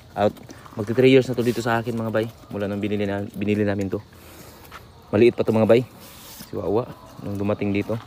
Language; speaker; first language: Filipino; non-native, local second language; Cebuano